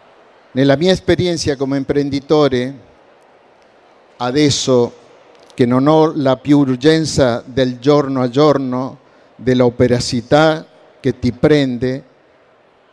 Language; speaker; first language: Italian; non-native, learner; Spanish